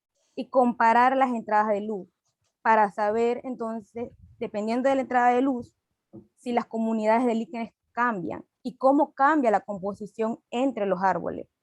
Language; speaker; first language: Spanish; native; Spanish